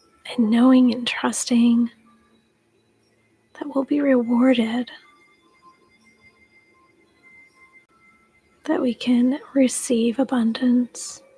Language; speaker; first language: English; native; English